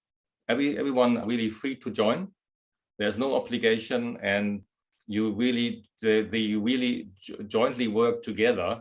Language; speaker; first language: English; non-native, fluent; German